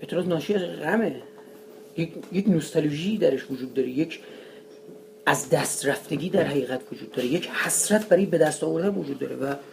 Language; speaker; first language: Persian; non-native, local second language; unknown